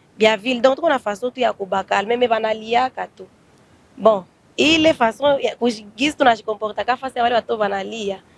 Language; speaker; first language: Swahili; native; Swahili